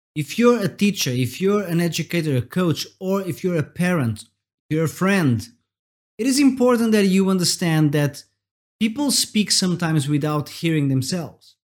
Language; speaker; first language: English; non-native, fluent; Portuguese